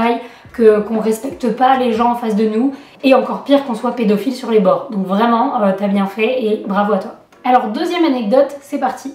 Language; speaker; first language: French; native; French